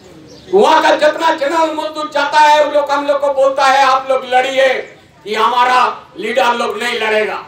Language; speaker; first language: Hindi; non-native, local second language; Bangla